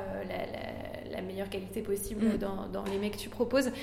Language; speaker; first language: French; native; French